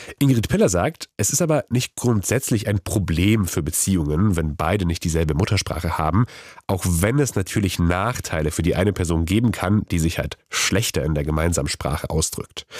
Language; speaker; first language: German; non-native, fluent; Polish